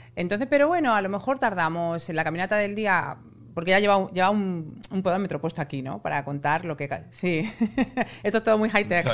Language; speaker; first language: Spanish; native; Spanish